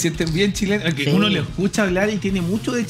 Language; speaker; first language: Spanish; native; Spanish